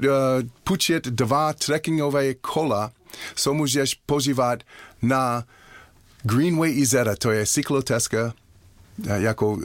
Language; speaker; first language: Czech; non-native, learner; English